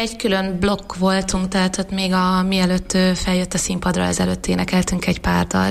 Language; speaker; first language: Hungarian; native; Hungarian